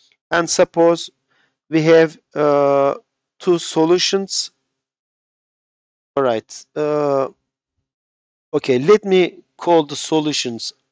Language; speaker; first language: English; non-native, fluent; Turkish